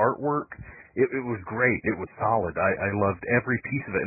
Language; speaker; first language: English; native; English